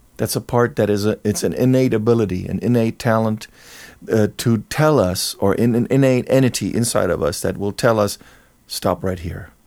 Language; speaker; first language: English; non-native, fluent; German